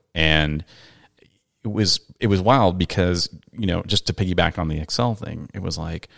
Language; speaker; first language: English; native; English